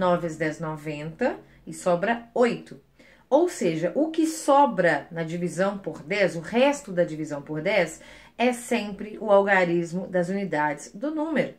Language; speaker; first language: Portuguese; native; Portuguese